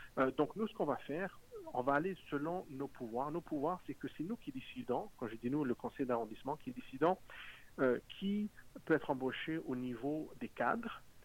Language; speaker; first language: French; native; French